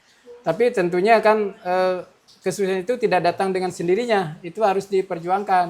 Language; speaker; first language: Indonesian; native; Indonesian